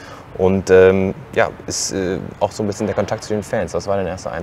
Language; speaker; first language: German; native; German